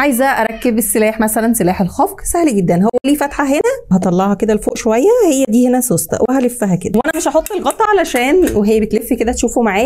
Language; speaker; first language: Arabic; native; Arabic